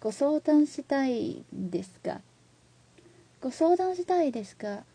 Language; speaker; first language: Japanese; non-native, learner; Chinese